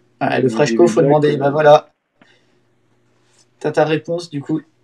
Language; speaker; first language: French; native; French